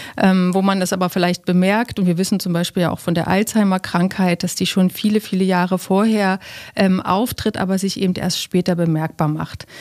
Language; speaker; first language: German; native; German